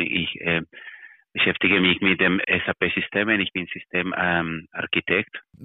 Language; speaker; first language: German; non-native, fluent; Spanish